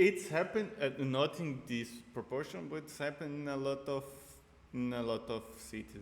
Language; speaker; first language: English; non-native, fluent; Portuguese